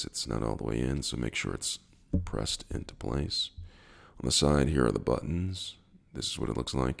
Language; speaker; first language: English; native; English